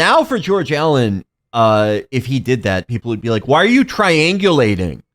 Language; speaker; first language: English; native; English